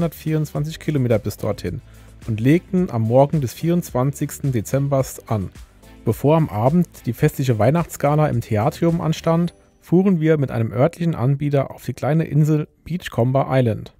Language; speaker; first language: German; native; German